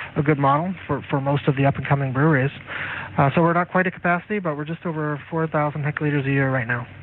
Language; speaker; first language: English; native; English